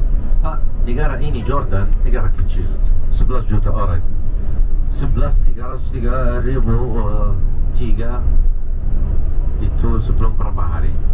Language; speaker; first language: Indonesian; non-native, fluent; Arabic